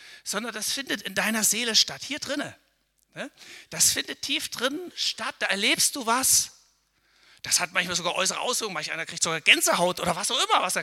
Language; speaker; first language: German; native; German